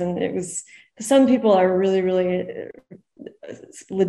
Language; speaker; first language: English; native; English